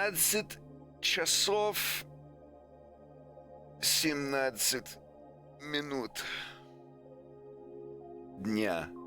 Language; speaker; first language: Russian; non-native, learner; English